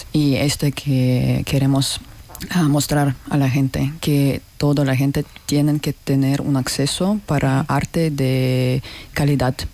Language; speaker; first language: Spanish; non-native, learner; Russian